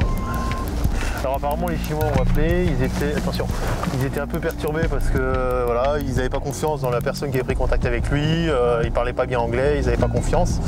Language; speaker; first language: French; native; French